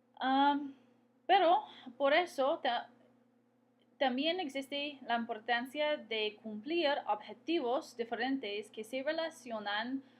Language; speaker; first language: Spanish; non-native, fluent; English